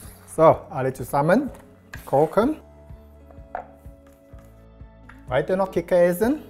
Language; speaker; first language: German; non-native, learner; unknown